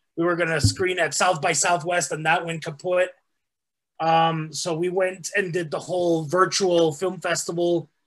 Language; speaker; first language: English; early bilingual, other home language; Spanish